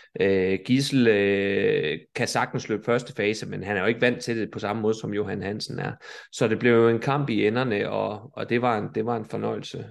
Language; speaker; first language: Danish; native; Danish